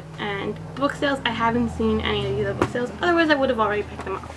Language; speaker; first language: English; native; English